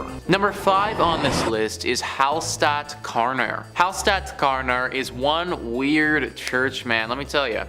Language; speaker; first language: English; native; English